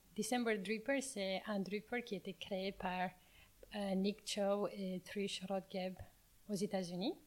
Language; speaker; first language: French; non-native, fluent; Romanian